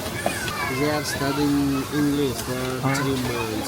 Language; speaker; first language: English; non-native, learner; Indonesian